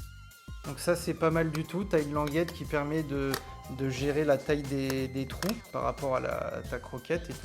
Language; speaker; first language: French; native; French